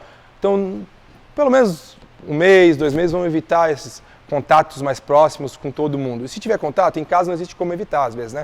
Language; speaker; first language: Portuguese; native; Portuguese